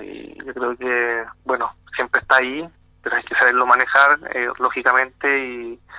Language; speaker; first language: Spanish; native; Spanish